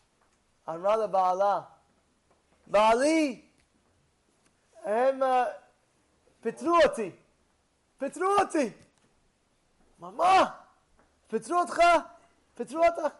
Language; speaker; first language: Hebrew; non-native, fluent; English